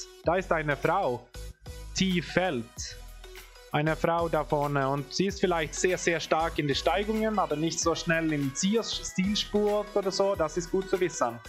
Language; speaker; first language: German; non-native, fluent; Swedish